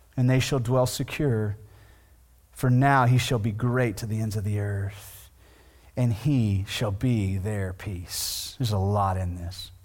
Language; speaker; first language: English; native; English